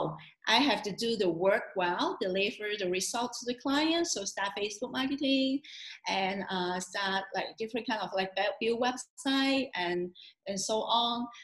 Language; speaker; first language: English; non-native, local second language; Cantonese